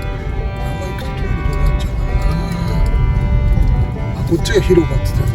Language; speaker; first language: Japanese; native; Japanese